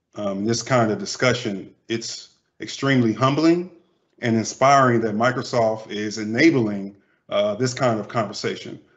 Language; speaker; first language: English; native; English